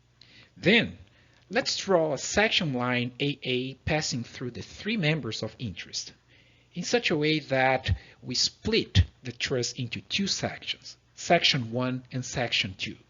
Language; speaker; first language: English; non-native, fluent; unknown